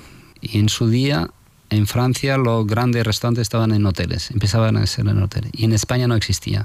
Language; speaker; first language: Spanish; non-native, fluent; French